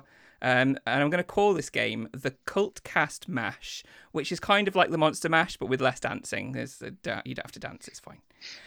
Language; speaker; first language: English; native; English